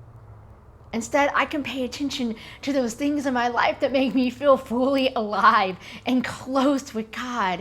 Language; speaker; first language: English; native; English